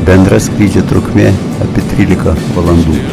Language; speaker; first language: Lithuanian; native; Lithuanian